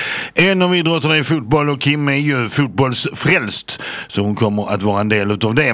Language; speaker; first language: Swedish; native; Swedish